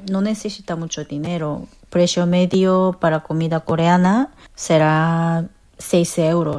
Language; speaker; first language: Spanish; non-native, fluent; Korean